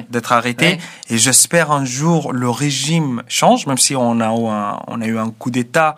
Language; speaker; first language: French; non-native, fluent; Arabic